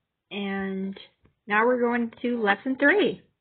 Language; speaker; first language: English; native; English